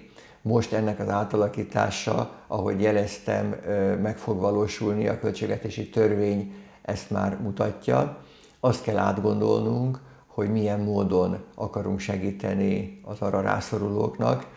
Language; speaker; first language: Hungarian; native; Hungarian